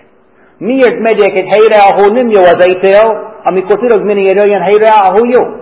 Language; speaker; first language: Hungarian; non-native, fluent; English